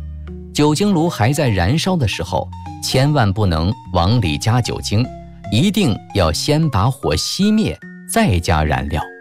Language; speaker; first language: Chinese; native; Chinese